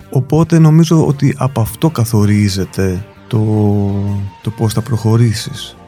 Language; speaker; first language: Greek; native; Greek